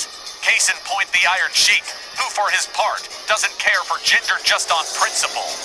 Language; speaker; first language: English; native; English